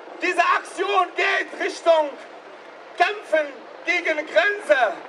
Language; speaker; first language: German; non-native, learner; Arabic